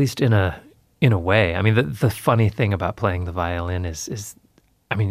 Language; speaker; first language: English; native; English